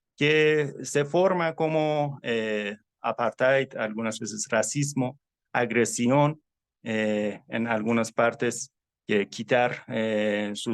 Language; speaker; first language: Spanish; non-native, fluent; Persian